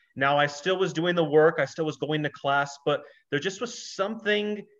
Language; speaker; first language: English; native; English